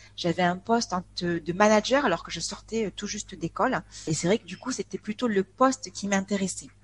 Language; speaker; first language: French; native; French